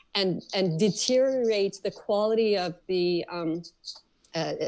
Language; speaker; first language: English; early bilingual, other home language; Persian